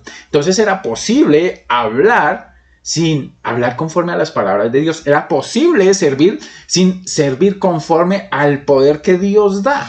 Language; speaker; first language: Spanish; native; Spanish